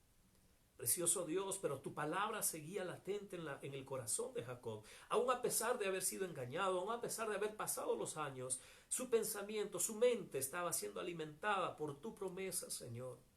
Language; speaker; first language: Spanish; native; Spanish